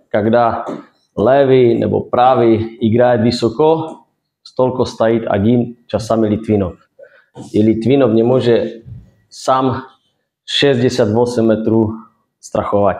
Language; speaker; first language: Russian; non-native, fluent; Czech